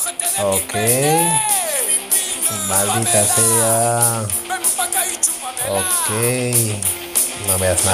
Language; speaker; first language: Spanish; native; Spanish